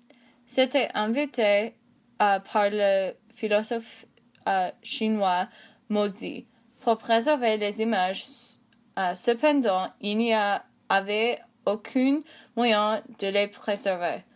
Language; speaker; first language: French; non-native, learner; English